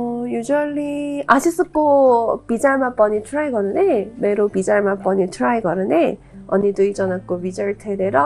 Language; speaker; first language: Nepali; non-native, learner; Korean